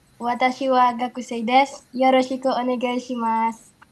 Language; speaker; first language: Japanese; non-native, learner; Indonesian